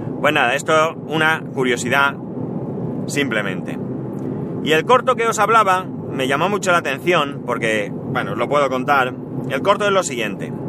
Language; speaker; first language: Spanish; native; Spanish